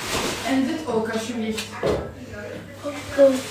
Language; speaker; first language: Dutch; early bilingual, other home language; French